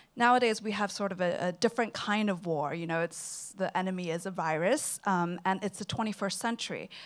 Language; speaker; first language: English; non-native, local second language; Cantonese